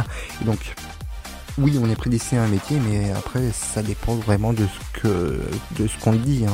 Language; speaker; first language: French; native; French